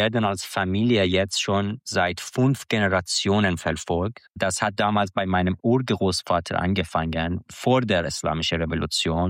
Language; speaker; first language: German; non-native, fluent; Persian